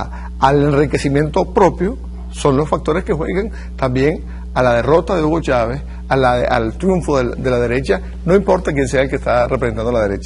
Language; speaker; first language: Spanish; native; Spanish